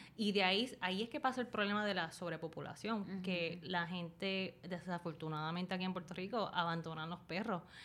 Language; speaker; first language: Spanish; early bilingual, other home language; Chinese